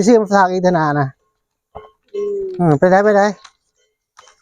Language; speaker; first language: Thai; non-native, local second language; Lao